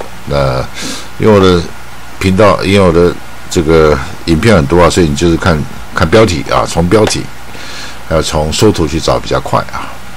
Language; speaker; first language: Chinese; native; Chinese